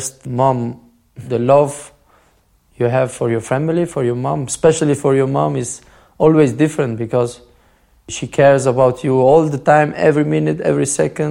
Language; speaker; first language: English; non-native, fluent; Albanian